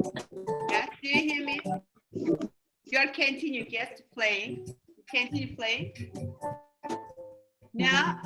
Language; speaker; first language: English; non-native, fluent; Azerbaijani